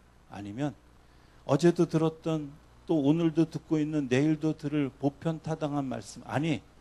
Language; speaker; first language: Korean; native; Korean